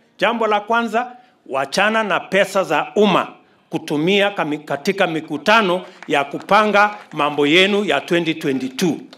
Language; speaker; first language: Swahili; non-native, local second language; Kalenjin